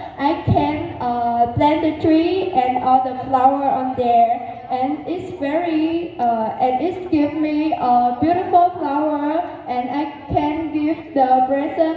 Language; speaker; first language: English; non-native, learner; Vietnamese